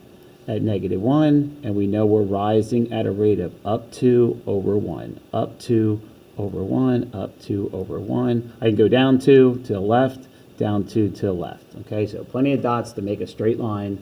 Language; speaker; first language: English; native; English